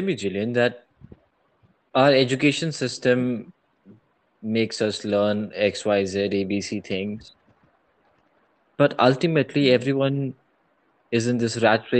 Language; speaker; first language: English; non-native, local second language; Malayalam